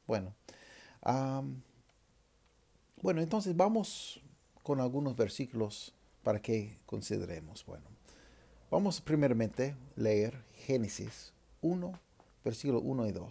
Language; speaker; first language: Spanish; non-native, fluent; English